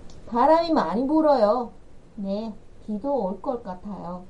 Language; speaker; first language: Korean; non-native, fluent; Vietnamese